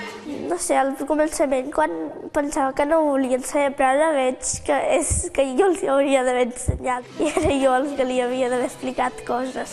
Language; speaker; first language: Catalan; early bilingual, other home language; Romanian